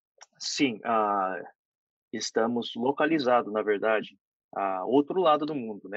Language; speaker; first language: Portuguese; non-native, fluent; Korean